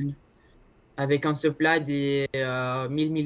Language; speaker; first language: French; non-native, learner; Spanish